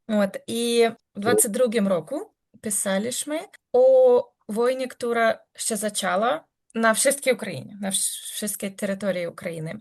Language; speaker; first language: Polish; non-native, learner; Ukrainian